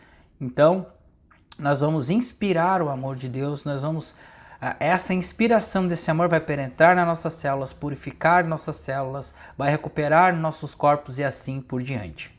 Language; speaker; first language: Portuguese; native; Portuguese